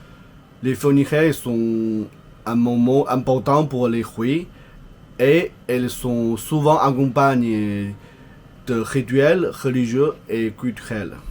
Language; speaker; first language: French; non-native, fluent; Chinese